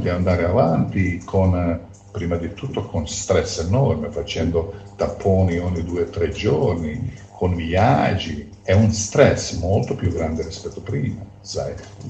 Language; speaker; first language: Italian; non-native, fluent; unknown